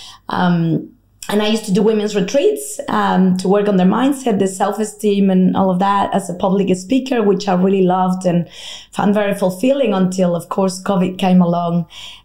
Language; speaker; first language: English; non-native, fluent; Spanish